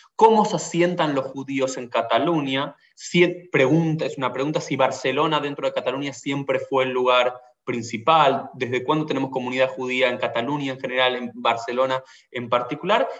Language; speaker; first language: Spanish; native; Spanish